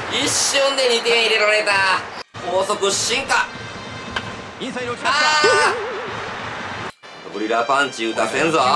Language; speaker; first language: Japanese; native; Japanese